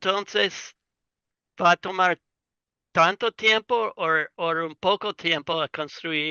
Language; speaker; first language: Spanish; non-native, learner; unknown